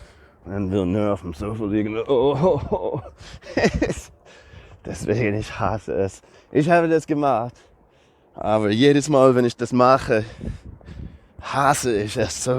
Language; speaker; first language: German; non-native, learner; English